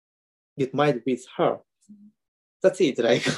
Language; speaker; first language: English; non-native, learner; Japanese